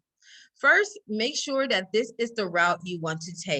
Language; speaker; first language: English; native; English